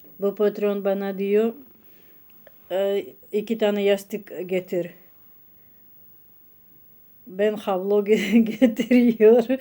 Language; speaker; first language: Turkish; non-native, learner; Russian